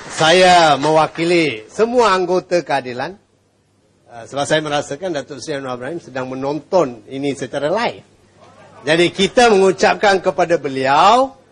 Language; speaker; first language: Malay; non-native, local second language; Tamil